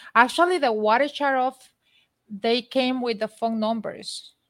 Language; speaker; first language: English; non-native, fluent; Spanish